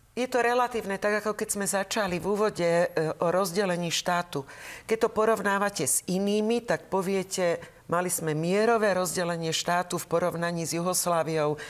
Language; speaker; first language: Slovak; native; Slovak